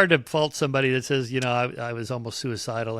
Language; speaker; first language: English; native; English